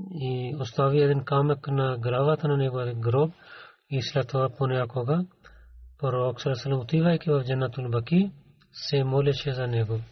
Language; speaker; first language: Bulgarian; non-native, learner; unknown